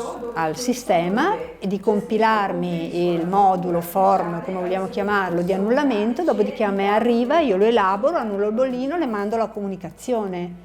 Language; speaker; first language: Italian; native; Italian